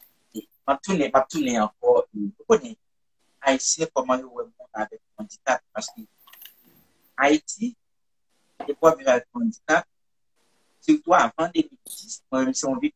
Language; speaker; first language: French; non-native, local second language; Haitian Creole